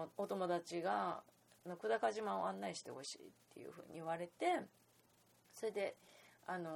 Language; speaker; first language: Japanese; native; Japanese